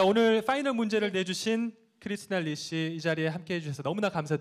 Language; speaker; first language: Korean; native; Korean